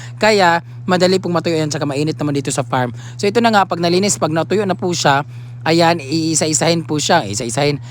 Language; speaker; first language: Filipino; non-native, local second language; Cebuano